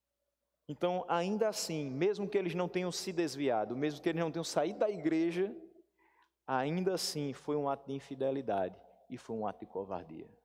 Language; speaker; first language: Portuguese; native; Portuguese